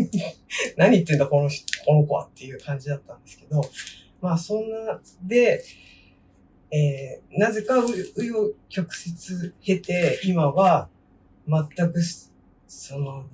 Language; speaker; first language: Japanese; native; Japanese